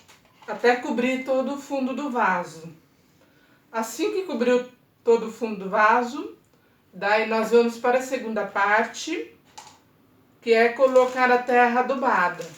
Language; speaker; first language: Portuguese; native; Portuguese